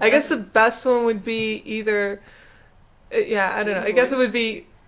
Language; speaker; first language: English; non-native, fluent; Dutch